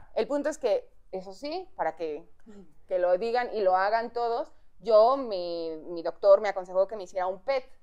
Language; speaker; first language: Spanish; native; Spanish